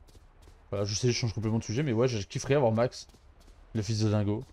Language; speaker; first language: French; native; French